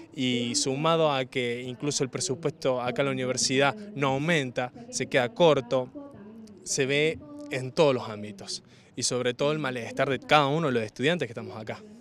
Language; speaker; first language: Spanish; native; Spanish